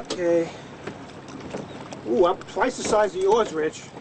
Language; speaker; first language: English; native; English